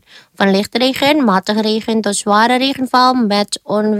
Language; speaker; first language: Dutch; non-native, fluent; Indonesian